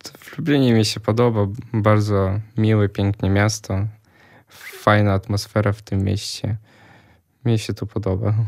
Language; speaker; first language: Polish; early bilingual, heritage; Polish